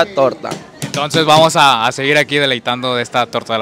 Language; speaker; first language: Spanish; native; Spanish